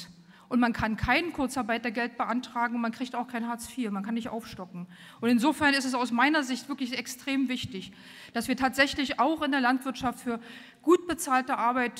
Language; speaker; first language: German; native; German